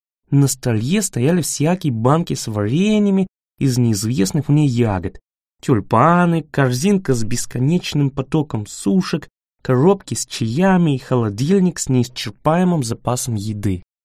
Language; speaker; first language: Russian; non-native, fluent; English